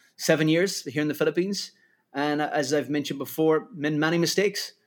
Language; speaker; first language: English; native; English